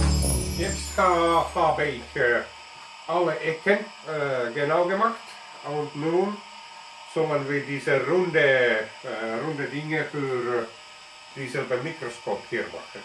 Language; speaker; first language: German; non-native, learner; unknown